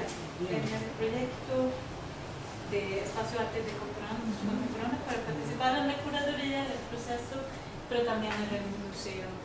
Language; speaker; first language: Spanish; non-native, learner; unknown